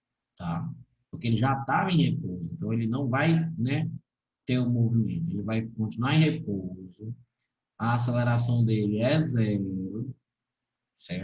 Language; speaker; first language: Portuguese; native; Portuguese